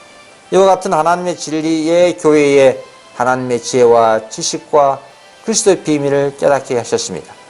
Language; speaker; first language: Korean; native; Korean